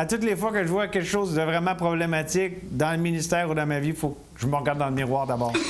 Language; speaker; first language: French; native; French